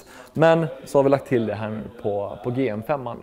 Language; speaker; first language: Swedish; native; Swedish